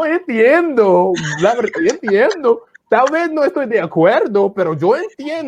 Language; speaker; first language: Spanish; non-native, fluent; English